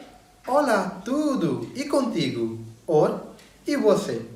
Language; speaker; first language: Portuguese; non-native, learner; Hindi